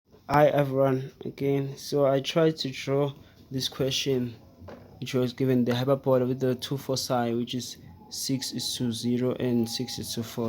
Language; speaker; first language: English; non-native, fluent; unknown